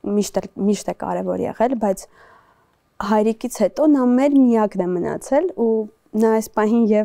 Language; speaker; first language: Armenian; native; Armenian